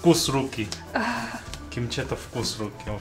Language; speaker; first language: Russian; non-native, fluent; Korean